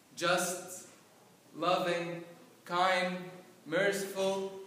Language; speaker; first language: English; non-native, fluent; Arabic